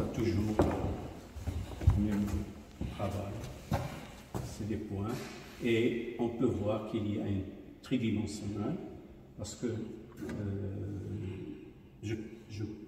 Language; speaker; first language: French; non-native, local second language; Arabic